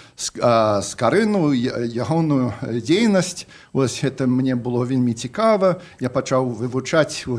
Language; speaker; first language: Belarusian; non-native, fluent; English